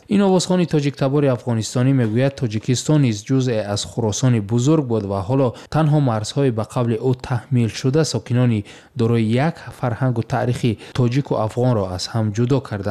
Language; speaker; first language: Tajik; native; Tajik